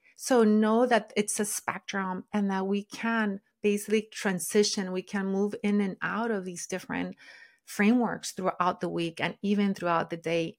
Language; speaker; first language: English; early bilingual, other home language; Spanish